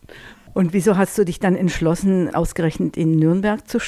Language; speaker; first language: German; native; German